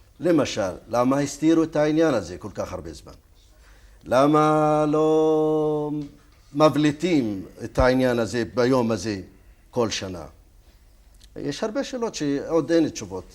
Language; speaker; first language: Hebrew; non-native, local second language; Arabic